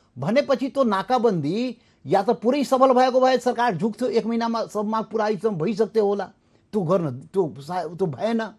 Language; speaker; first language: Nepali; non-native, local second language; Maithili